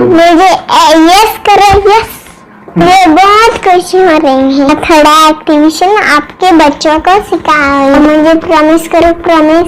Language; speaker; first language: Hindi; native; Hindi